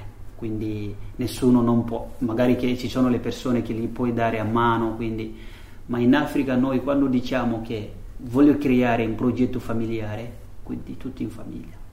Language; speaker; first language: Italian; non-native, learner; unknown